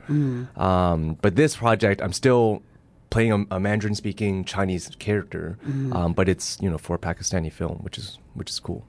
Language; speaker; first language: English; early bilingual, other home language; Chinese